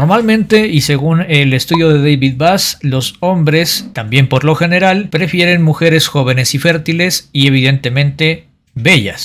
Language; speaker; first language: Spanish; native; Spanish